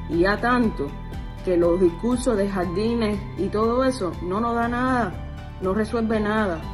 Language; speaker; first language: Spanish; early bilingual, heritage; Spanish